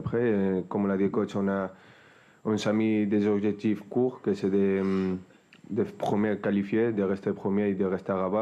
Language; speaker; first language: French; non-native, fluent; Spanish